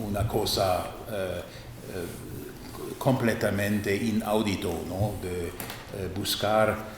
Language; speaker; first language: Spanish; non-native, fluent; German